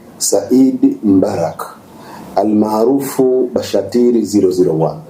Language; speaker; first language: Swahili; native; Swahili